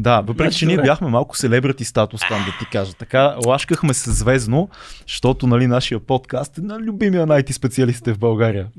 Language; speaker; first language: Bulgarian; native; Bulgarian